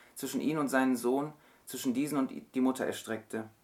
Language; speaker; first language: German; early bilingual, other home language; Turkish